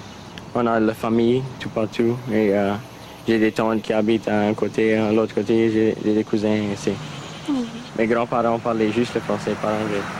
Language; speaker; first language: French; non-native, local second language; English